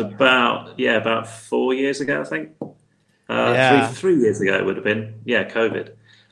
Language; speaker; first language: English; native; English